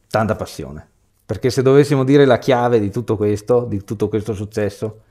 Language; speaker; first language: Italian; native; Italian